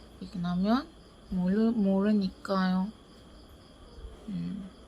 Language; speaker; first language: Korean; non-native, learner; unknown